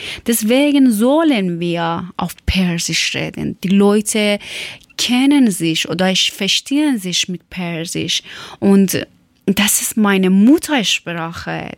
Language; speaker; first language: German; non-native, learner; Persian